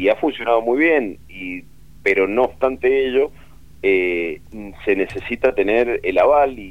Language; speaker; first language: Spanish; native; Spanish